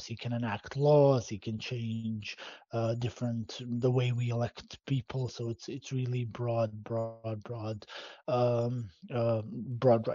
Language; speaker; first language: English; non-native, fluent; Bosnian